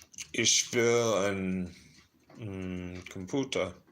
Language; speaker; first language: German; non-native, learner; English